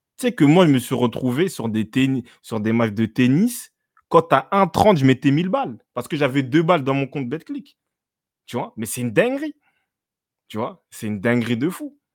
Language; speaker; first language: French; native; French